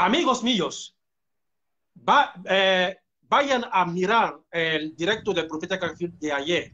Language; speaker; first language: Spanish; non-native, fluent; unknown